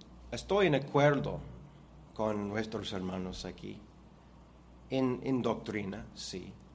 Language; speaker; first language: Spanish; non-native, fluent; English